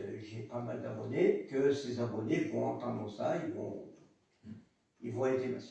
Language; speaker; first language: French; native; French